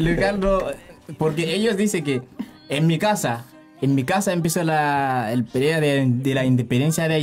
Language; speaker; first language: Spanish; non-native, learner; Haitian Creole